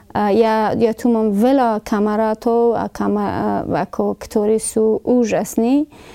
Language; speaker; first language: Slovak; non-native, fluent; Persian